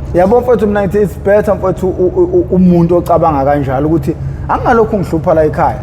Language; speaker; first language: Zulu; native; Zulu